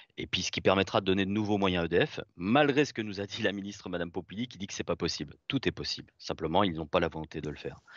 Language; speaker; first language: French; native; French